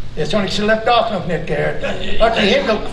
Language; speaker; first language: German; early bilingual, heritage; German